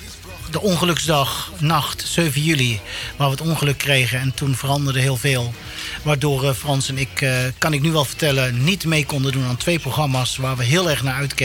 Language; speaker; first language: Dutch; native; Dutch